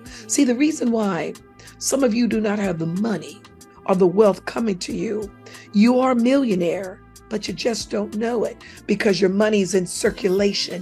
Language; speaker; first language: English; native; English